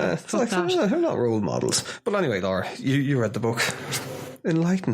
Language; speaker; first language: English; native; English